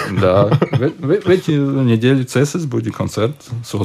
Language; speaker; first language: Russian; non-native, local second language; Latvian